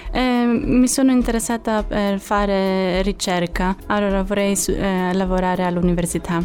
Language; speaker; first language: Italian; non-native, learner; Greek